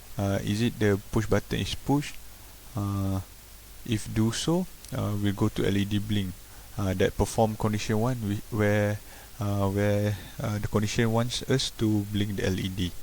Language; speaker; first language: English; non-native, local second language; Malay